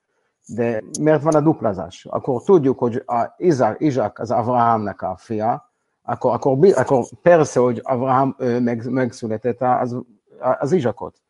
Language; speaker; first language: Hungarian; non-native, learner; Hebrew